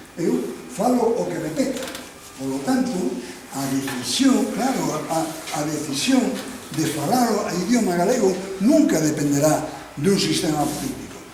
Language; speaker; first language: Galician; non-native, local second language; Spanish